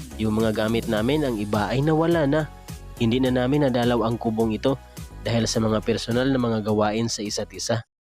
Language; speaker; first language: Filipino; non-native, local second language; Cebuano